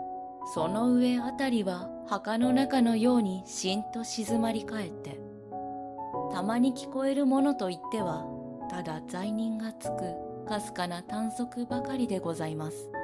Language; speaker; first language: Japanese; native; Japanese